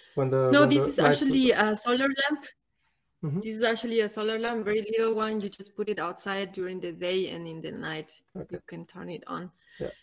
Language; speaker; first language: English; non-native, fluent; Spanish